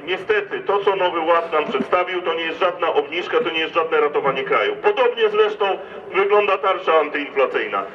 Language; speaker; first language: Polish; native; Polish